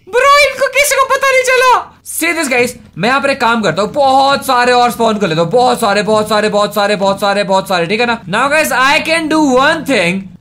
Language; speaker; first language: Hindi; native; Hindi